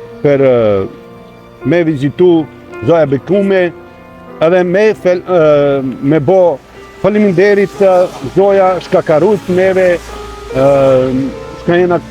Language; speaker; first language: Albanian; non-native, local second language; Croatian